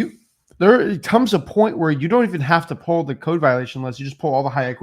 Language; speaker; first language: English; native; English